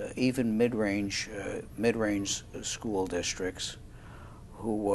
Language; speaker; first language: English; native; English